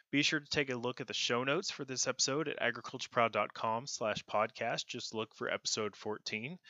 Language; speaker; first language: English; native; English